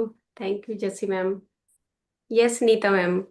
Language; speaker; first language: Hindi; native; Hindi